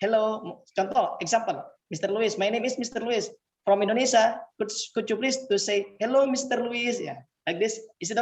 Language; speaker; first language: English; non-native, fluent; Indonesian